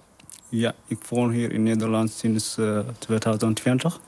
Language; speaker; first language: Dutch; non-native, learner; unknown